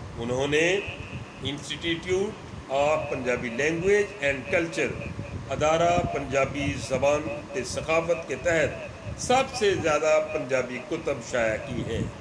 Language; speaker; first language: Urdu; non-native, local second language; Punjabi